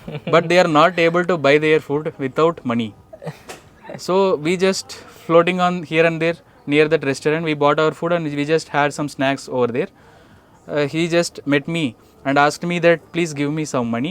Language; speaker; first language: English; non-native, local second language; Tamil